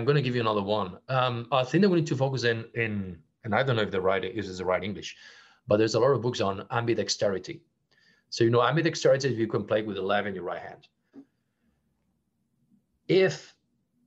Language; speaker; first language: English; non-native, fluent; Spanish